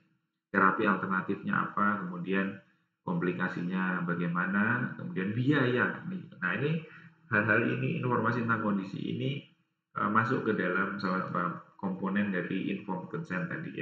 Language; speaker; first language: Indonesian; native; Indonesian